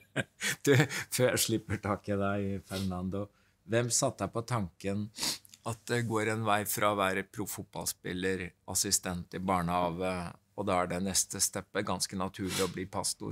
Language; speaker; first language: Norwegian; native; Norwegian